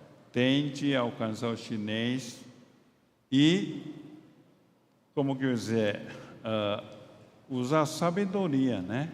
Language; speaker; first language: Portuguese; non-native, fluent; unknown